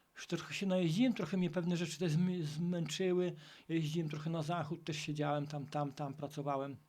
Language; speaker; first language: Polish; native; Polish